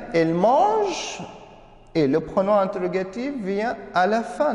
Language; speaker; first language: French; non-native, fluent; Arabic